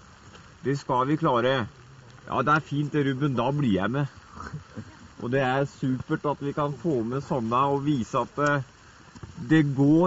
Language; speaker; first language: Norwegian; native; Norwegian